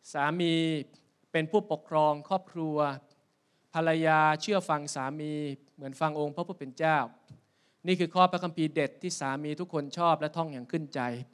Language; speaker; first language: Thai; native; Thai